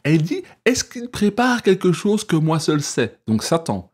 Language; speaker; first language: French; native; French